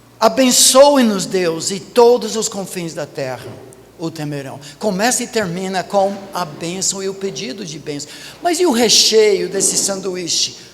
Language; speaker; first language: Portuguese; non-native, fluent; English